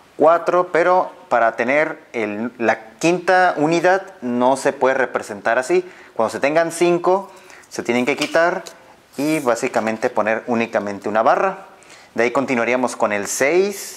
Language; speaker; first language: Spanish; native; Spanish